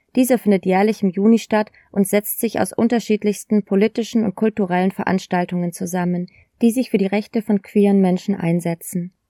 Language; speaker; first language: German; native; German